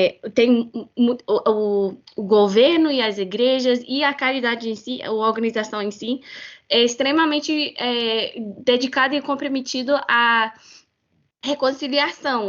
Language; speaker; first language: Portuguese; non-native, fluent; English